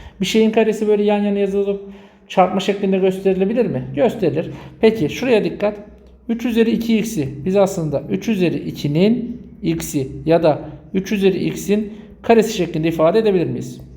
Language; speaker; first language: Turkish; native; Turkish